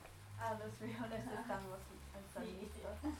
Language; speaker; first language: Spanish; non-native, learner; English